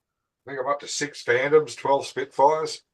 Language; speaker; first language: English; native; English